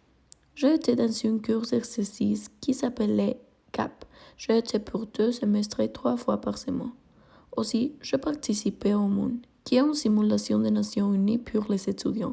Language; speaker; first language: French; non-native, learner; Spanish